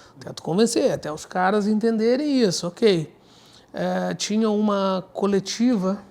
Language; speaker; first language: Portuguese; native; Portuguese